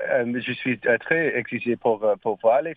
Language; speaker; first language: French; non-native, learner; English